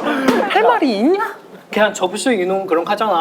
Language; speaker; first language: Korean; non-native, fluent; Chinese